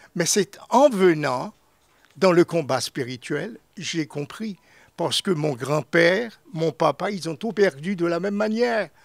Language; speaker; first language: French; non-native, local second language; Haitian Creole